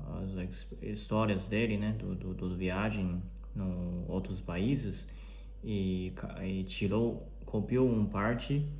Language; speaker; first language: Portuguese; non-native, learner; Chinese